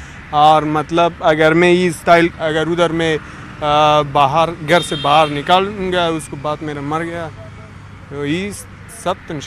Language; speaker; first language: Hindi; non-native, learner; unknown